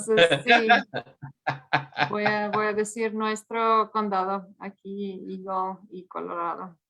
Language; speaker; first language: Spanish; early bilingual, heritage; English